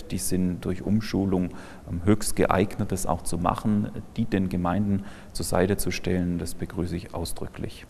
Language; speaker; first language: German; native; German